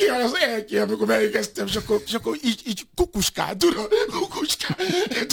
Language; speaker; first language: Hungarian; non-native, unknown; Yoruba